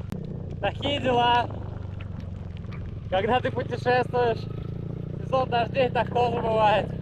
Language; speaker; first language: Russian; native; Russian